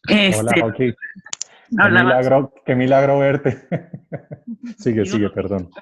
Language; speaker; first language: Spanish; native; Spanish